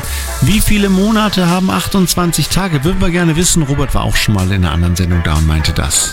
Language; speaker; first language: German; native; German